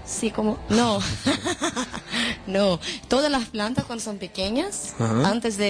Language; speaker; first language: Spanish; non-native, learner; Portuguese